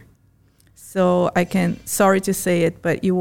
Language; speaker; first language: English; non-native, fluent; Portuguese